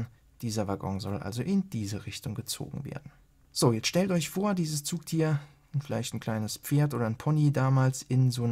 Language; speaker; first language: German; native; German